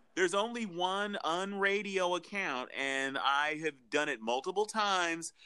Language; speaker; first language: English; native; English